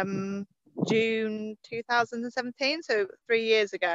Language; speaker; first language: English; native; English